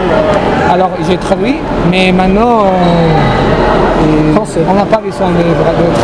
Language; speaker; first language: French; non-native, fluent; Spanish